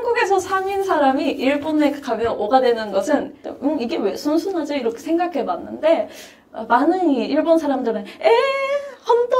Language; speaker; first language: Korean; non-native, fluent; Japanese